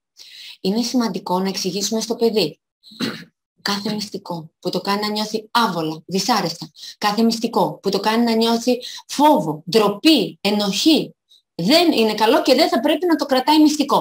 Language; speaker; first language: Greek; native; Greek